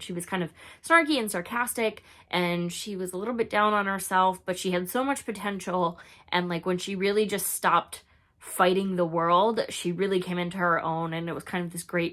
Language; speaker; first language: English; native; English